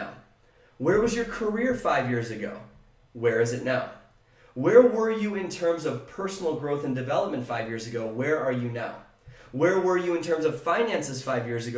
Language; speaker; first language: English; native; English